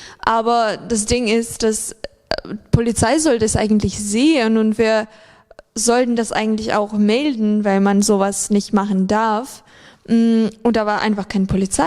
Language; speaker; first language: German; non-native, fluent; Ukrainian